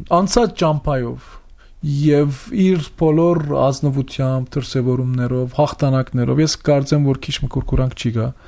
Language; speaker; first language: Armenian; early bilingual, heritage; Armenian